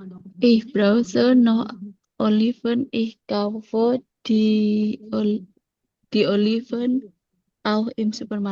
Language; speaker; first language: German; non-native, learner; Indonesian